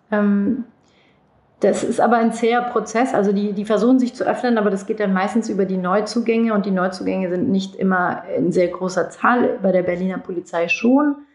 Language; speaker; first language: German; early bilingual, other home language; Turkish